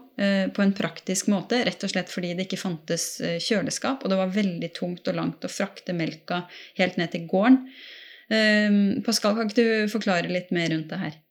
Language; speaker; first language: Norwegian; native; Norwegian